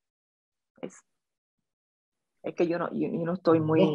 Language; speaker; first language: Spanish; early bilingual, other home language; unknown